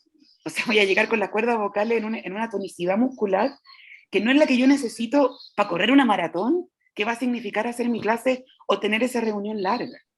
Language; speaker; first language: Spanish; native; Spanish